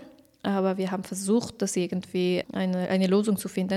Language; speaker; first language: German; non-native, fluent; Persian